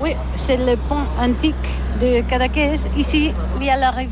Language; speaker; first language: French; non-native, learner; Catalan